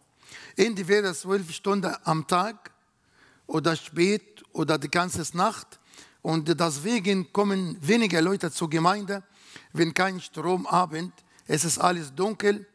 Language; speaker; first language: German; non-native, learner; Arabic